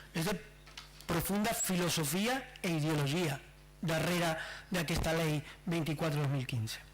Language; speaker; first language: Catalan; non-native, local second language; Spanish